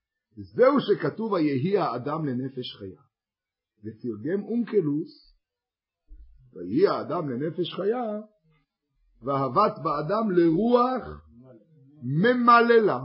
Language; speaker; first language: Hebrew; native; Hebrew